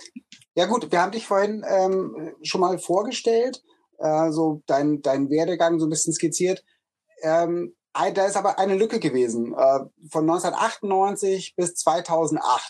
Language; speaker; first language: German; native; German